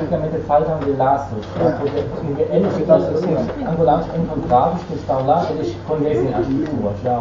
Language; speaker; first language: Portuguese; non-native, fluent; Dutch